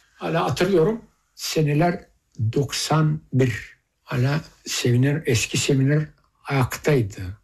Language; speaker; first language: Turkish; early bilingual, heritage; Turkish